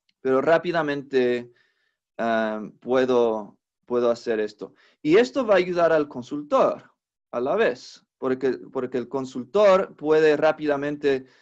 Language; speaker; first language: Spanish; non-native, fluent; English